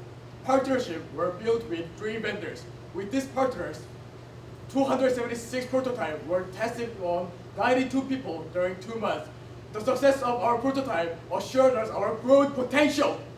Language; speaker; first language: English; non-native, learner; Korean